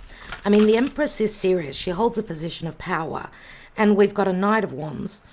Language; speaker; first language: English; native; English